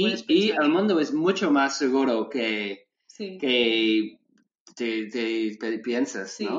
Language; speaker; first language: Spanish; non-native, learner; English